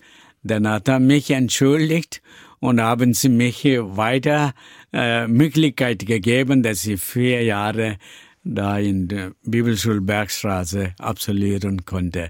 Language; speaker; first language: German; non-native, learner; Tamil